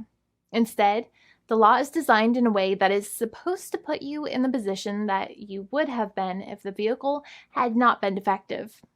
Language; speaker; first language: English; native; English